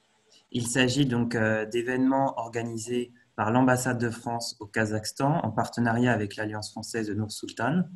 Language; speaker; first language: French; native; French